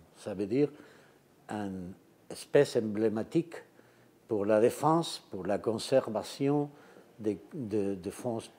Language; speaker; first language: French; non-native, fluent; Spanish